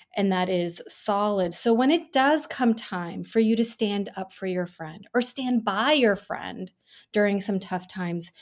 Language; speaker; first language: English; early bilingual, other home language; Gujarati